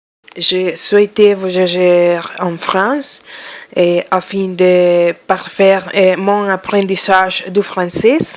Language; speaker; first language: French; non-native, fluent; Spanish